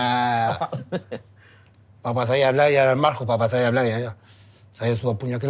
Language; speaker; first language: Indonesian; non-native, fluent; Spanish